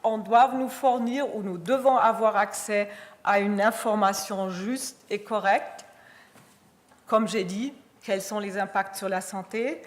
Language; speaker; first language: French; non-native, fluent; German